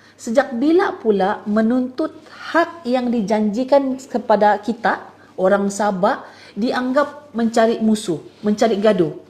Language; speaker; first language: Malay; native; Malay